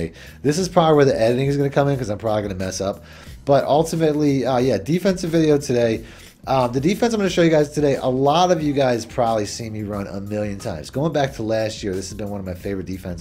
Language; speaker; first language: English; native; English